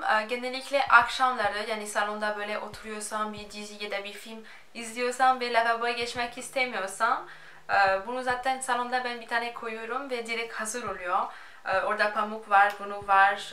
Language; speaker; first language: Turkish; non-native, fluent; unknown